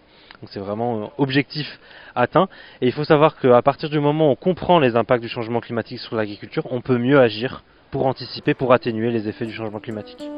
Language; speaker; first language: French; native; French